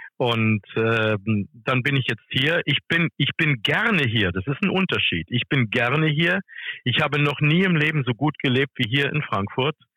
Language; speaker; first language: German; early bilingual, other home language; English